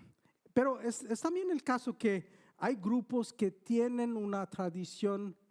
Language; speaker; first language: Spanish; non-native, fluent; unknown